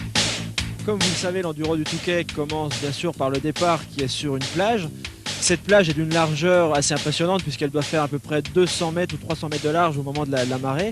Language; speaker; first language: French; native; French